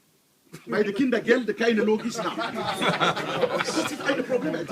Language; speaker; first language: German; non-native, learner; Hausa